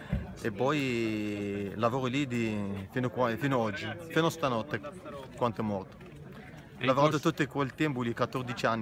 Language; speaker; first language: Italian; non-native, learner; Arabic